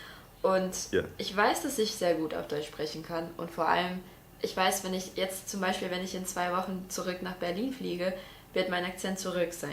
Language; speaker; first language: German; non-native, fluent; Latvian